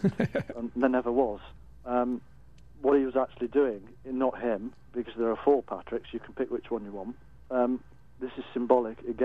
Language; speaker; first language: English; native; English